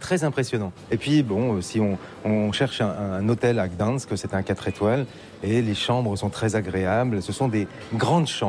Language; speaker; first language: French; native; French